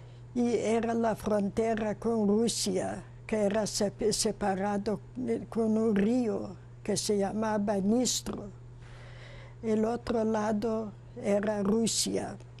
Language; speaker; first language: Spanish; non-native, fluent; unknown